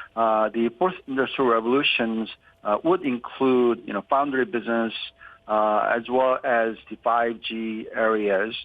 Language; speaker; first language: English; non-native, fluent; Korean